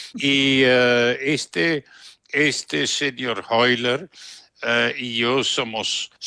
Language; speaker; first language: Spanish; non-native, fluent; German